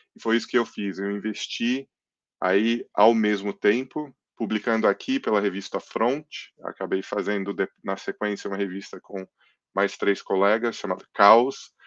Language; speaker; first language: Portuguese; early bilingual, other home language; English